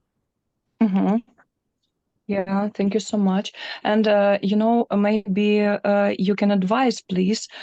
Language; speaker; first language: English; non-native, learner; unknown